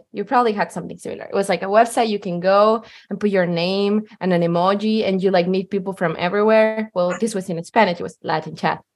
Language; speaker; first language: English; non-native, fluent; Spanish